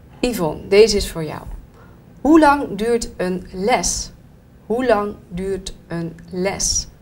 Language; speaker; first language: Dutch; native; Dutch